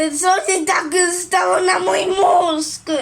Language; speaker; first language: Polish; early bilingual, heritage; Portuguese